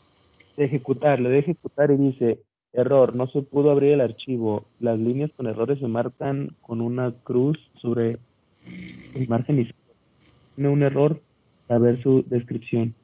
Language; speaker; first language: Spanish; native; Spanish